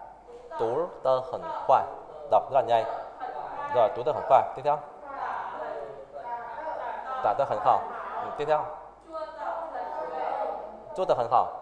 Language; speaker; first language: Chinese; non-native, fluent; Vietnamese